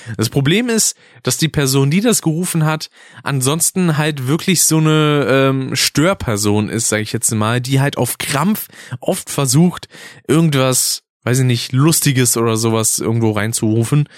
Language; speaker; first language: German; native; German